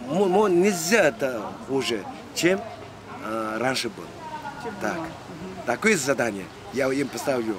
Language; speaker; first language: Russian; non-native, learner; Mongolian